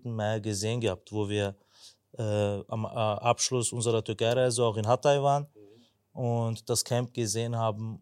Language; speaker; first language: German; non-native, local second language; Turkish